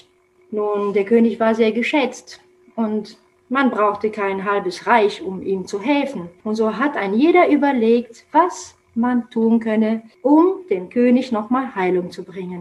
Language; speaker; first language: German; non-native, fluent; Romanian